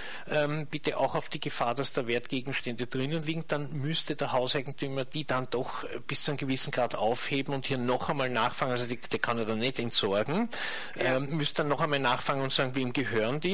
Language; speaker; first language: German; native; German